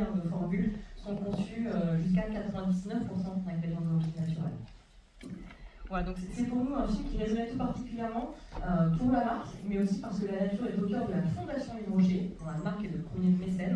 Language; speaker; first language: French; native; French